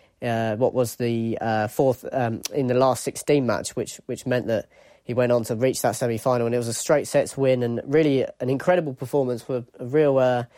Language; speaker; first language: English; native; English